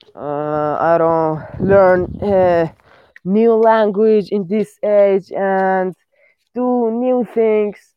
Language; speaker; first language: English; non-native, learner; Persian